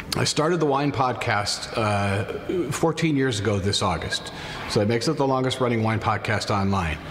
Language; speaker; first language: English; native; English